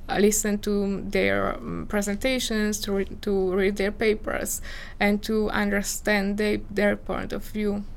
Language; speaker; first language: English; non-native, fluent; Slovak